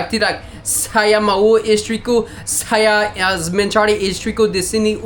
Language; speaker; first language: Indonesian; non-native, learner; English